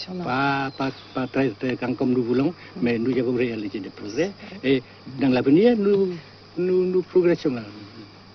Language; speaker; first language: French; non-native, fluent; Vietnamese